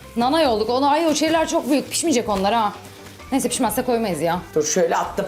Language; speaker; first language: Turkish; native; Turkish